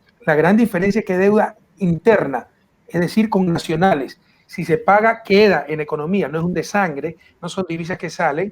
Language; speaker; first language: Spanish; native; Spanish